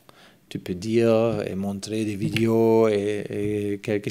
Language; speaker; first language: French; non-native, fluent; German